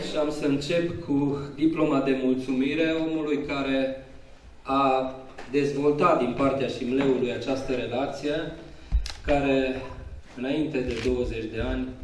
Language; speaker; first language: Romanian; native; Romanian